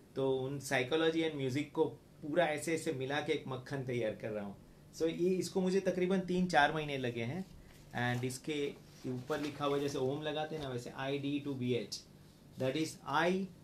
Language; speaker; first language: Hindi; non-native, local second language; Gujarati